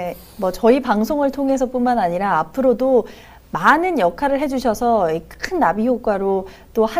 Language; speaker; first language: Korean; native; Korean